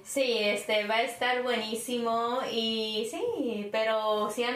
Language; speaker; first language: Spanish; early bilingual, other home language; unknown